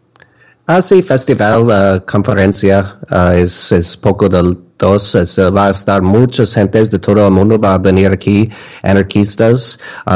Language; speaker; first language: Spanish; non-native, learner; English